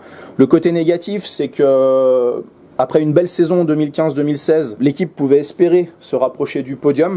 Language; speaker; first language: French; native; French